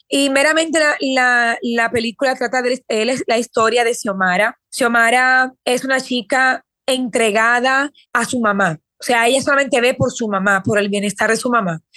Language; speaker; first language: Spanish; native; Spanish